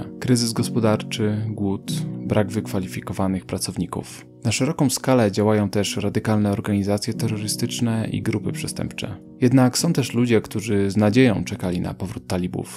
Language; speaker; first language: Polish; native; Polish